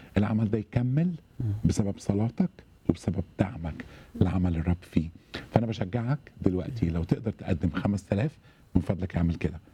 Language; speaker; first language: Arabic; native; Arabic